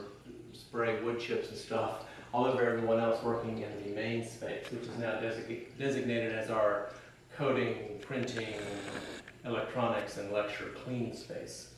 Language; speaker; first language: English; native; English